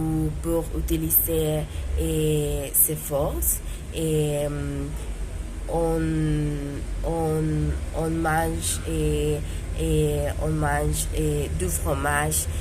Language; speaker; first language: French; non-native, learner; Spanish